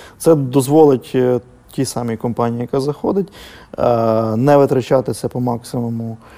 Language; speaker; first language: Ukrainian; native; Ukrainian